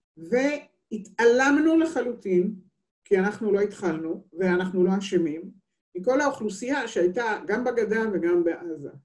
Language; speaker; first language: Hebrew; native; Hebrew